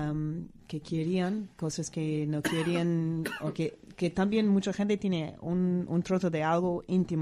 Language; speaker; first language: Spanish; non-native, fluent; English